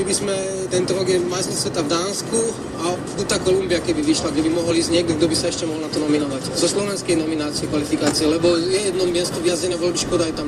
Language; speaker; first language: Slovak; native; Slovak